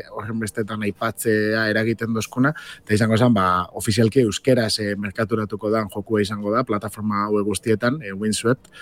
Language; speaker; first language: Basque; native; Basque